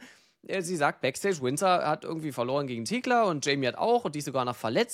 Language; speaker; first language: German; native; German